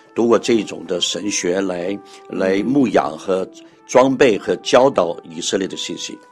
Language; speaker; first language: Chinese; non-native, local second language; Cantonese